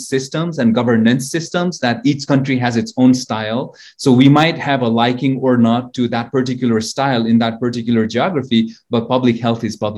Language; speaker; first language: English; non-native, local second language; Nepali